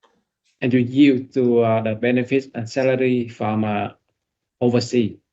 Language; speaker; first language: English; non-native, learner; Vietnamese